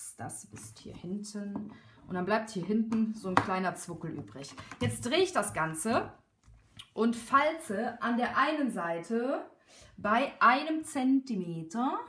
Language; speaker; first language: German; native; German